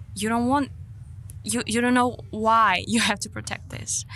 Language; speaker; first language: English; non-native, fluent; Ukrainian